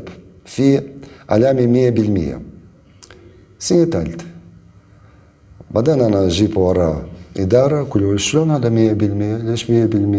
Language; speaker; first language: Arabic; non-native, learner; Russian